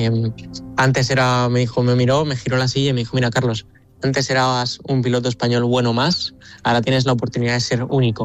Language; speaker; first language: Spanish; native; Spanish